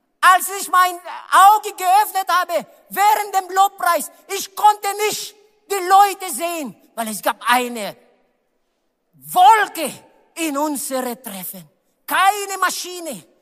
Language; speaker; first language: German; non-native, learner; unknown